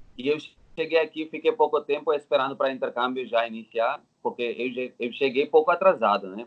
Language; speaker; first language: Portuguese; non-native, learner; Telugu